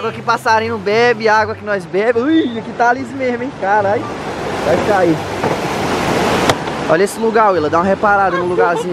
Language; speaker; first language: Portuguese; native; Portuguese